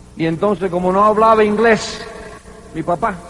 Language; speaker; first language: Spanish; early bilingual, heritage; Spanish